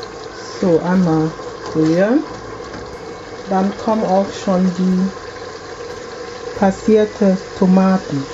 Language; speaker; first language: German; non-native, fluent; Akan